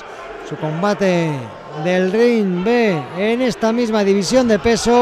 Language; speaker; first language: Spanish; native; Spanish